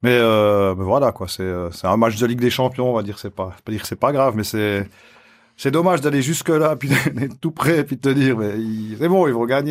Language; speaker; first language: French; native; French